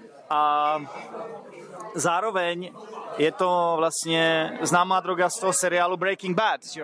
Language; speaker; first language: Czech; native; Czech